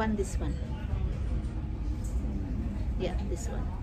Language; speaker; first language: English; non-native, learner; Indonesian